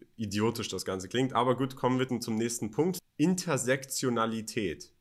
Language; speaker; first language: German; native; German